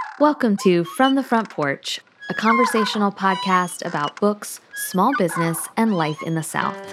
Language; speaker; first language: English; native; English